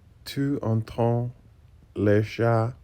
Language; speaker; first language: French; non-native, learner; English